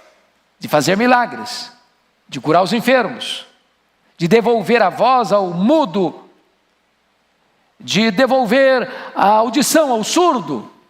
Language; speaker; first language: Portuguese; native; Portuguese